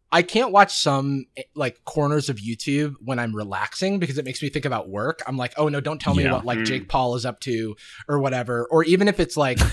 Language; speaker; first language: English; native; English